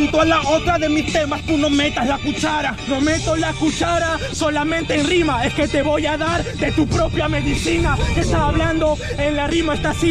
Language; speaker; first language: Spanish; native; Spanish